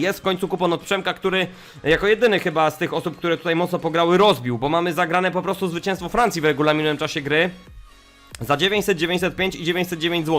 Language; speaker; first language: Polish; native; Polish